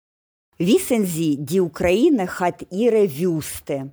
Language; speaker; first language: German; non-native, learner; Ukrainian